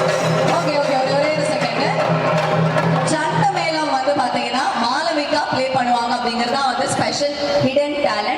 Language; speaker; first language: Tamil; native; Tamil